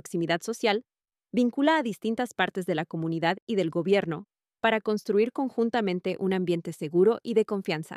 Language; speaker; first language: Spanish; native; Spanish